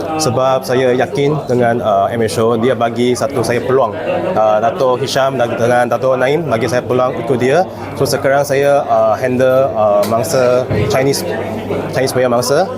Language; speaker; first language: Malay; non-native, local second language; Chinese